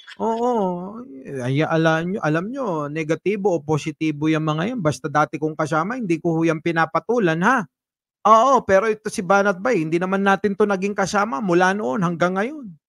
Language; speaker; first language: Filipino; native; Filipino